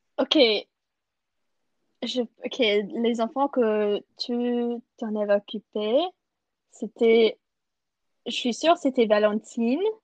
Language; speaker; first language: French; non-native, learner; English